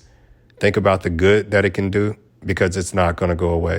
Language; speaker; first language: English; native; English